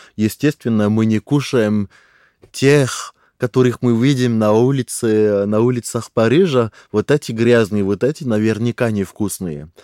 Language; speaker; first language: Russian; non-native, fluent; French